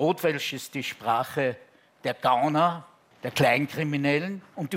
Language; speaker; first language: German; native; German